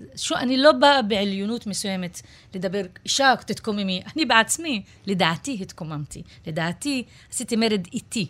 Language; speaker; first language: Hebrew; non-native, local second language; Arabic